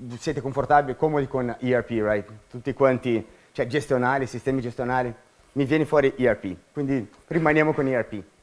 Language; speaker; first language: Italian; non-native, fluent; Portuguese